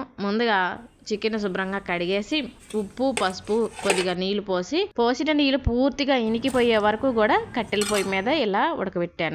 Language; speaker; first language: Telugu; native; Telugu